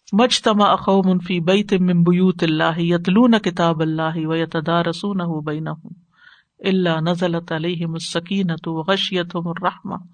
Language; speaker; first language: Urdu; native; Urdu